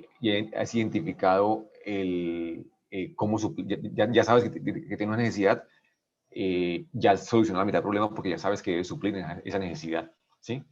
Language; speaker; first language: Spanish; native; Spanish